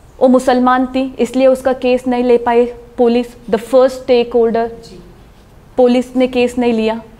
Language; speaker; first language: Hindi; non-native, local second language; Kannada